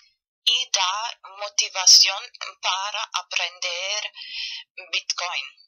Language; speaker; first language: Spanish; non-native, learner; German